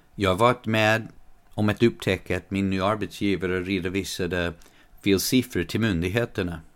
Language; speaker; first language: Swedish; non-native, fluent; English